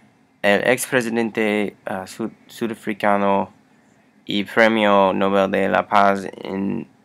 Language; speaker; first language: Spanish; non-native, learner; English